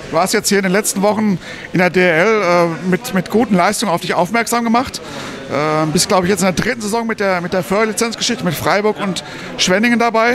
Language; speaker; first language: German; native; German